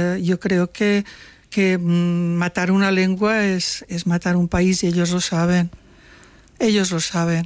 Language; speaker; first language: Spanish; non-native, local second language; Catalan